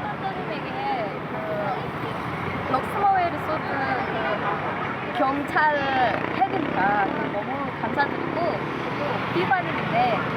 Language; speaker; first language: Korean; non-native, learner; Indonesian